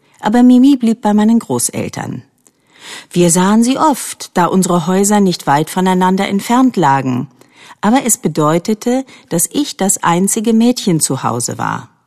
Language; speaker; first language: German; native; German